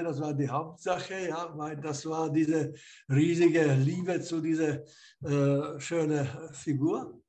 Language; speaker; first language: German; non-native, fluent; Slovak